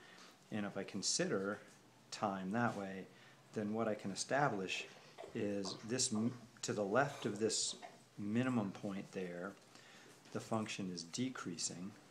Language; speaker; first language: English; native; English